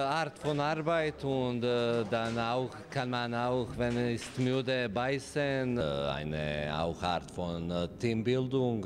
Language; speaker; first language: German; non-native, fluent; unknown